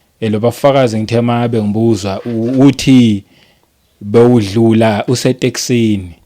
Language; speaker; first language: Zulu; native; Zulu